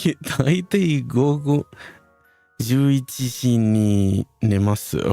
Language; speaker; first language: Japanese; non-native, learner; Spanish